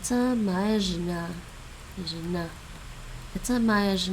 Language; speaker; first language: Russian; non-native, learner; Dutch